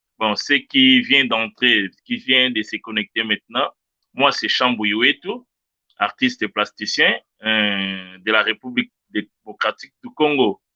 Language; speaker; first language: French; non-native, local second language; Luba-Lulua